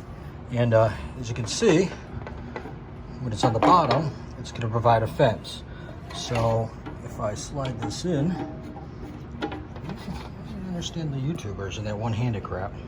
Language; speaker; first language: English; native; English